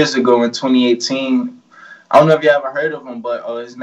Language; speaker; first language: English; native; English